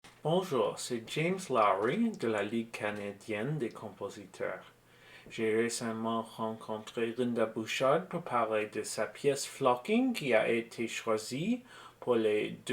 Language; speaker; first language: French; non-native, learner; English